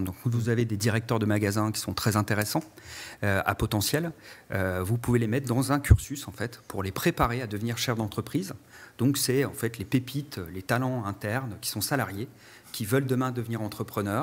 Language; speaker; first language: French; native; French